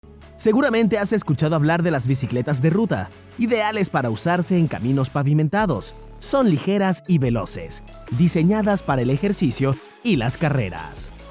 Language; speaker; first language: Spanish; native; Spanish